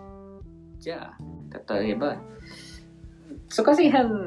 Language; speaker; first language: Japanese; non-native, learner; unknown